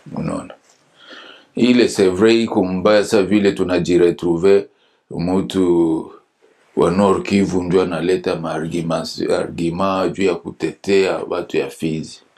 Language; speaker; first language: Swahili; native; Swahili